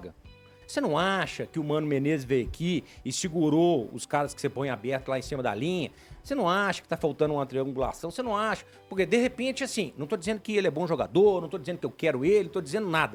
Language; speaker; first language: Portuguese; native; Portuguese